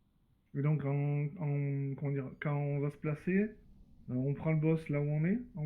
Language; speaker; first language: French; native; French